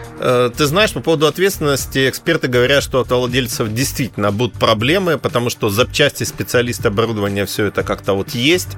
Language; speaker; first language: Russian; native; Russian